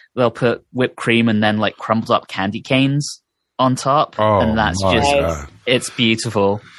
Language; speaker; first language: English; native; English